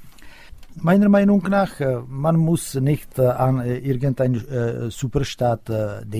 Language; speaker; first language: German; non-native, fluent; Czech